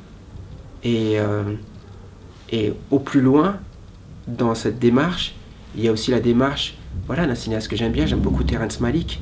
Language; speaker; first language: French; native; French